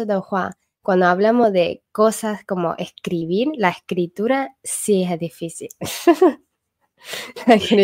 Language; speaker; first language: Spanish; non-native, fluent; Chinese